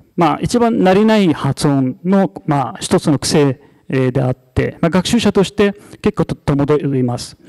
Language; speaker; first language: Japanese; non-native, fluent; Arabic